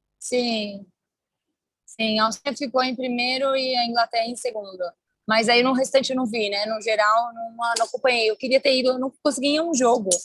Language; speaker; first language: Portuguese; native; Portuguese